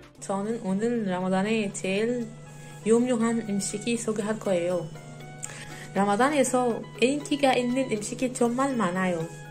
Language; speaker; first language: Korean; non-native, learner; Arabic